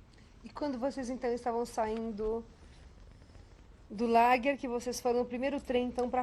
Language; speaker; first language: Portuguese; native; Portuguese